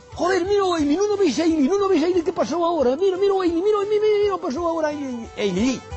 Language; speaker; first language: Galician; native; Galician